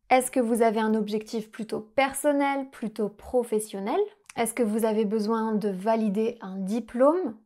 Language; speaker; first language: French; native; French